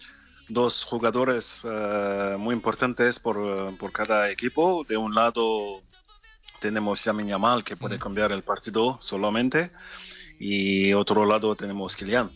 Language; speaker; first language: Spanish; non-native, fluent; French